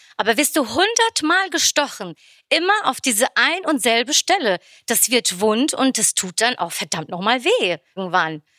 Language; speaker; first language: German; early bilingual, other home language; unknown